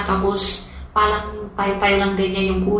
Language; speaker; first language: Filipino; non-native, learner; Chinese